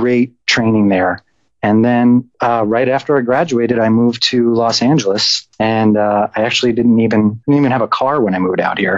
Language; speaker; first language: English; native; English